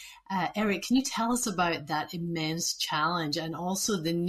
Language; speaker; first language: English; native; English